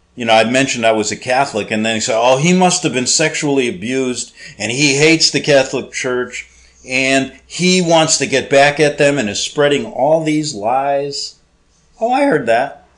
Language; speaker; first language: English; native; English